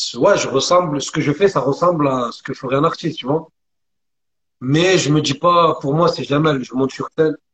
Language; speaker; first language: French; early bilingual, other home language; Arabic